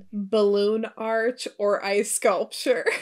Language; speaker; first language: English; native; English